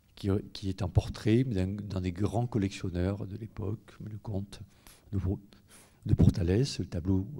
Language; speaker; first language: French; native; French